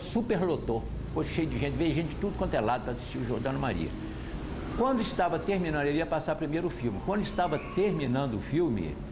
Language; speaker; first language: Portuguese; native; Portuguese